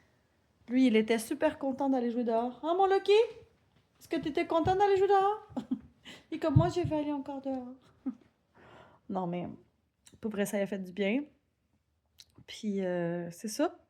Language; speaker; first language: French; native; French